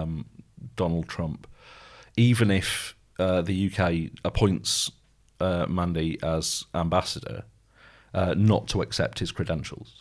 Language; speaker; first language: English; native; English